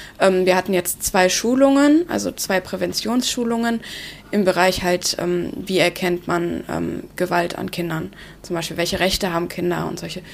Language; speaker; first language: German; early bilingual, other home language; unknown